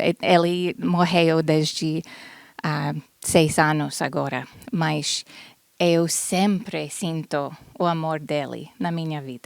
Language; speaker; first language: Portuguese; non-native, fluent; English